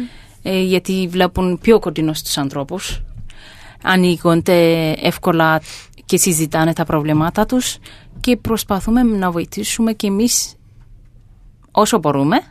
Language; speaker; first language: Greek; non-native, fluent; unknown